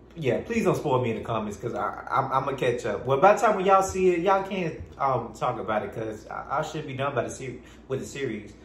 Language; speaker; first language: English; native; English